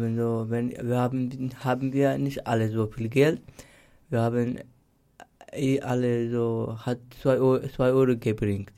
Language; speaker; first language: German; non-native, learner; Turkish